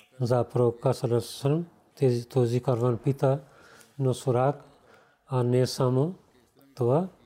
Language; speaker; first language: Bulgarian; non-native, learner; Urdu